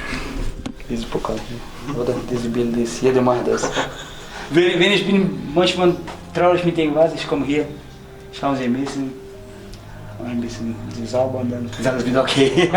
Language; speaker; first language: German; non-native, learner; Portuguese